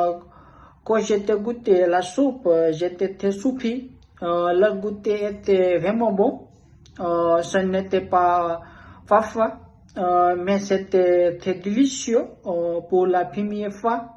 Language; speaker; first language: French; non-native, learner; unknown